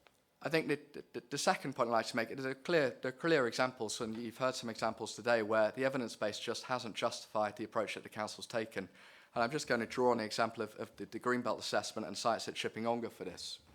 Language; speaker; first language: English; native; English